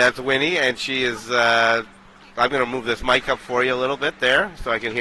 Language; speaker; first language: English; native; English